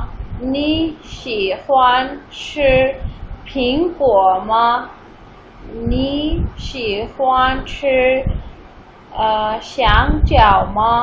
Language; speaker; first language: Chinese; non-native, fluent; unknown